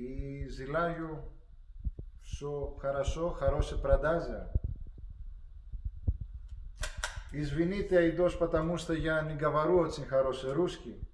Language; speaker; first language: Russian; non-native, learner; Greek